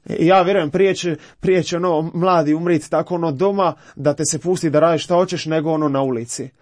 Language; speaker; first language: Croatian; native; Croatian